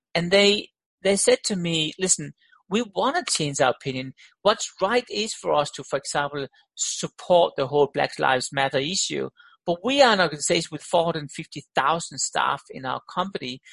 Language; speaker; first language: English; non-native, fluent; Danish